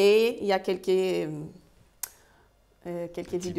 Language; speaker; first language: French; non-native, fluent; Portuguese